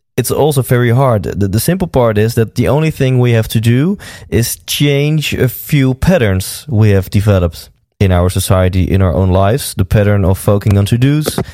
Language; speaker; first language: English; non-native, fluent; Dutch